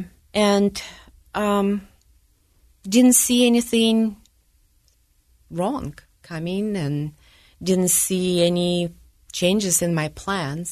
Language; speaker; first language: English; non-native, fluent; Russian